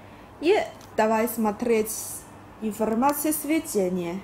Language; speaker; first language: Russian; non-native, learner; Chinese